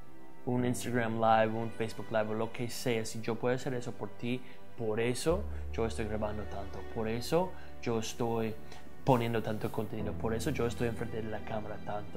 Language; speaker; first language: Spanish; non-native, fluent; English